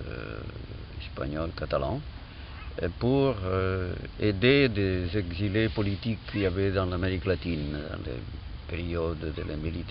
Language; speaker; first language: French; non-native, fluent; Catalan